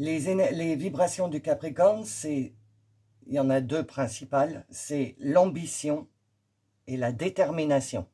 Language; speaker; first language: French; native; French